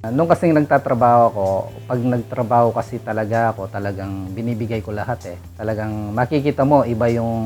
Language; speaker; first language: Filipino; non-native, local second language; Pampanga